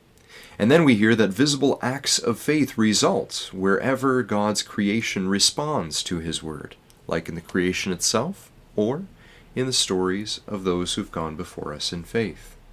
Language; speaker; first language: English; native; English